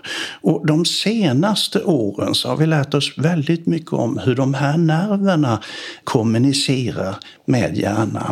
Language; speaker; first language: Swedish; native; Swedish